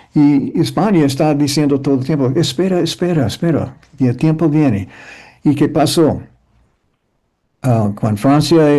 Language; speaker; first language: Spanish; early bilingual, heritage; English